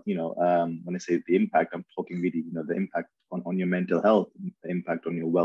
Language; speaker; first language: English; early bilingual, other home language; Urdu